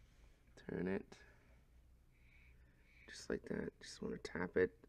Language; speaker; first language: English; native; English